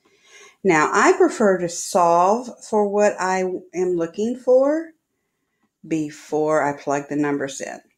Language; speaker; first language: English; native; English